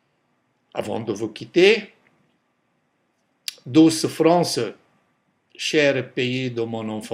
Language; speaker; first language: French; non-native, local second language; Arabic